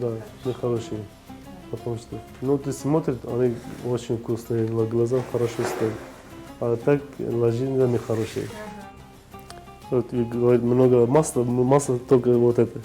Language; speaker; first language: Russian; non-native, learner; Turkish